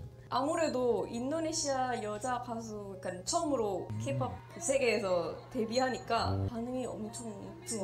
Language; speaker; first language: Korean; non-native, fluent; Indonesian